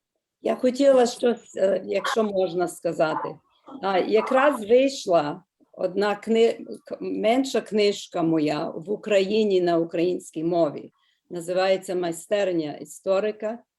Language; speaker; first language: Ukrainian; early bilingual, heritage; Ukrainian